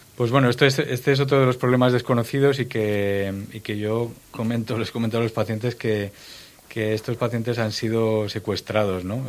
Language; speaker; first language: Spanish; native; Spanish